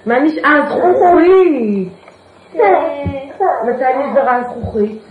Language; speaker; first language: Hebrew; native; Hebrew